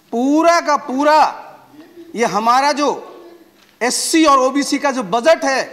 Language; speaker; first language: Hindi; native; Hindi